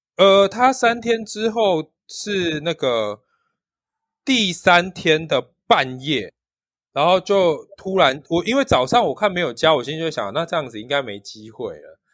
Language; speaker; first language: Chinese; native; Chinese